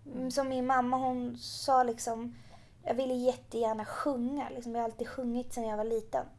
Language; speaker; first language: Swedish; early bilingual, other home language; Persian